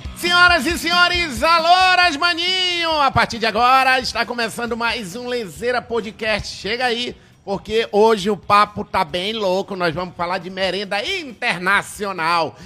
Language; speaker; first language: Portuguese; native; Portuguese